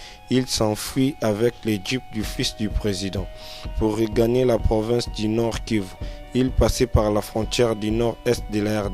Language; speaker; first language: French; non-native, learner; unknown